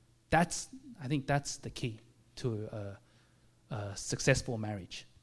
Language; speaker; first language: English; native; English